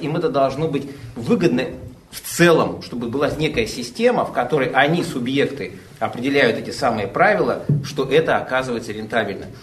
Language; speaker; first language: Russian; native; Russian